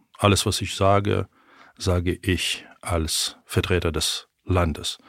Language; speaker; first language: German; non-native, fluent; Ukrainian